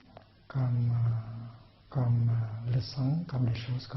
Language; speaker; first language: French; non-native, fluent; Vietnamese